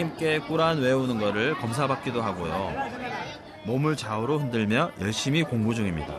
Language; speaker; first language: Korean; native; Korean